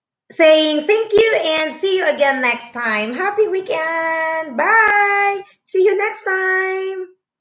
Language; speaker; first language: English; non-native, local second language; Filipino